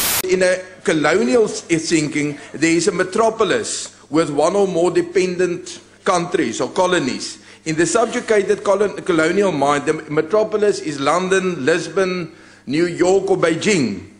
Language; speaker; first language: English; non-native, local second language; Afrikaans